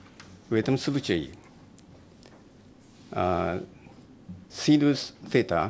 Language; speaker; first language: Russian; non-native, learner; Japanese